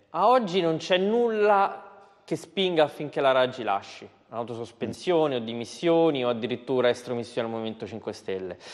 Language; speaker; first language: Italian; native; Italian